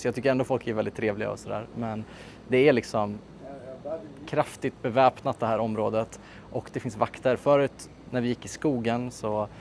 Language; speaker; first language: Swedish; native; Swedish